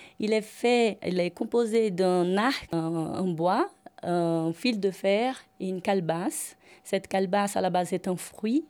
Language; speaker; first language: French; non-native, fluent; Portuguese